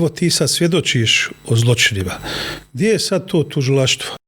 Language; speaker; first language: Bosnian; native; Bosnian